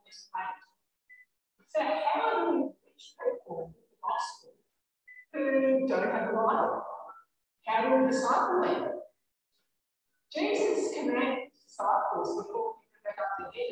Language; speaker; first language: English; native; English